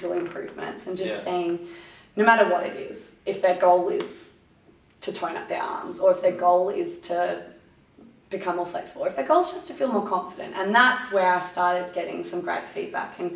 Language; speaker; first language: English; native; English